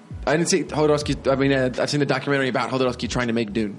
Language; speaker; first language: English; native; English